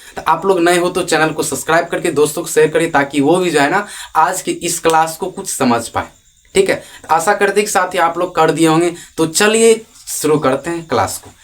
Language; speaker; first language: Hindi; native; Hindi